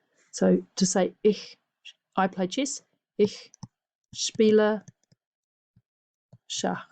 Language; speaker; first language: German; non-native, fluent; English